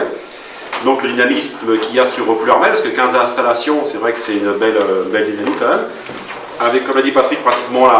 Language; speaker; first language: French; native; French